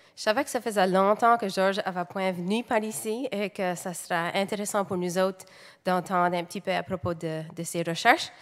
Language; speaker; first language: French; native; French